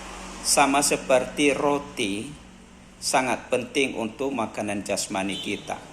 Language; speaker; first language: Indonesian; native; Indonesian